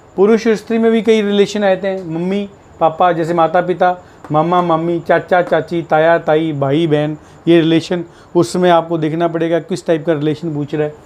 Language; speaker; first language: Hindi; native; Hindi